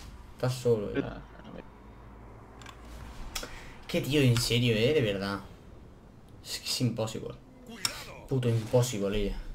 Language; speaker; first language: Spanish; native; Spanish